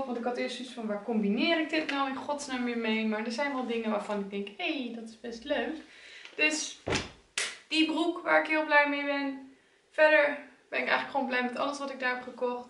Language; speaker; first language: Dutch; native; Dutch